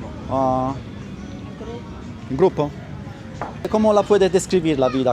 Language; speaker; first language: Spanish; non-native, learner; German